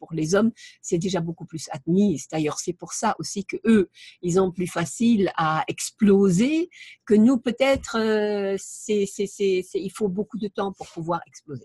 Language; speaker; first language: French; non-native, fluent; German